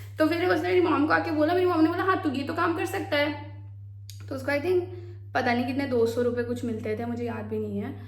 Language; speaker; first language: Hindi; native; Hindi